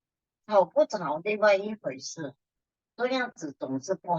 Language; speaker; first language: Chinese; early bilingual, heritage; Chinese